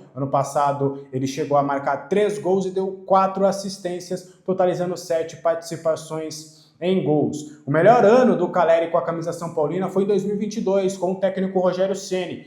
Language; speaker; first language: Portuguese; native; Portuguese